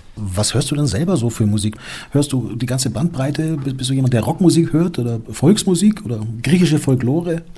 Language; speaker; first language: German; native; German